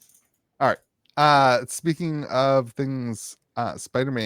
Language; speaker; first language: English; native; English